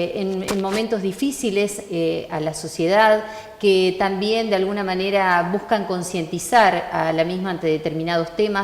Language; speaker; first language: Spanish; native; Spanish